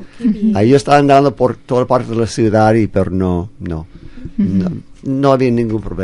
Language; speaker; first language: Spanish; non-native, fluent; English